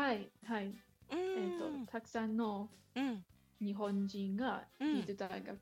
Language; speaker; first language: Japanese; non-native, fluent; English